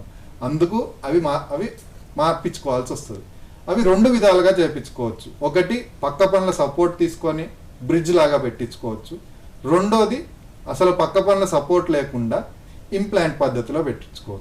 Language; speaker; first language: Telugu; native; Telugu